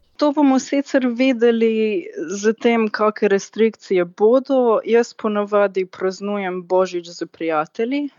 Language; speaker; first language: Slovenian; native; Slovenian